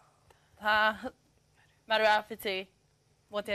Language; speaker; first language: Māori; non-native, learner; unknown